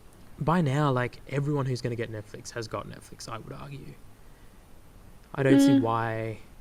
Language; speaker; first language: English; native; English